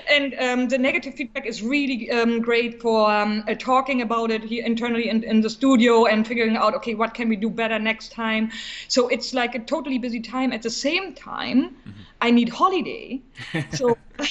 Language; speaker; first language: English; non-native, fluent; German